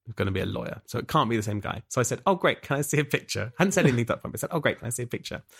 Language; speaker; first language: English; native; English